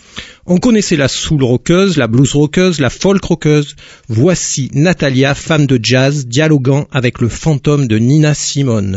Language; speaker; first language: French; native; French